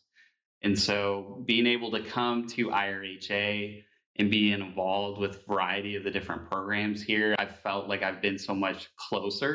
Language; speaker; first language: English; native; English